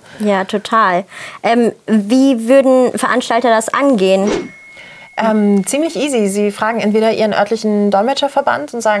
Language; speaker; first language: German; native; German